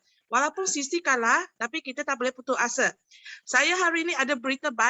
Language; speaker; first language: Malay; non-native, local second language; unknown